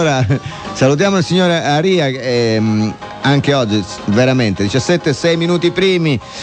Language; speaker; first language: Italian; native; Italian